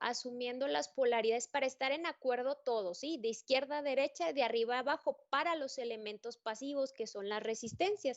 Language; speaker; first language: Spanish; native; Spanish